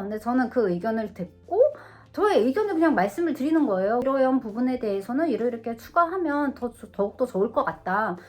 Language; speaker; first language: Korean; non-native, fluent; Russian